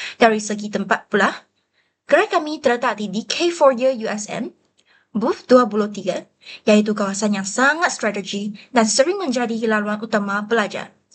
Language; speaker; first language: Malay; non-native, local second language; Chinese